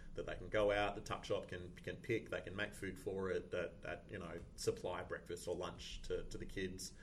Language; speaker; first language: English; native; English